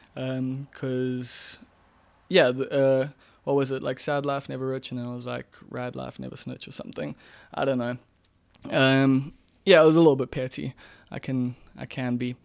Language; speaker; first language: English; native; English